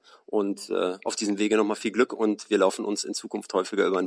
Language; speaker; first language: German; native; German